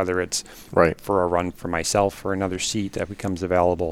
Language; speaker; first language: English; native; English